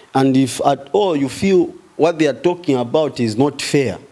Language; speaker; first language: English; non-native, local second language; Swahili